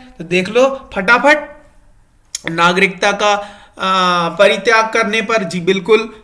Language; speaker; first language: Hindi; non-native, local second language; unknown